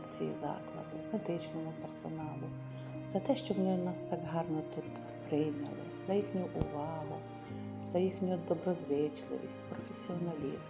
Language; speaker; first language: Ukrainian; native; Ukrainian